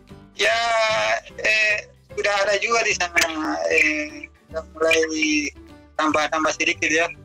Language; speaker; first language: Indonesian; non-native, fluent; Spanish